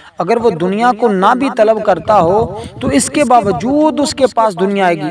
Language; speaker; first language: Urdu; non-native, local second language; Punjabi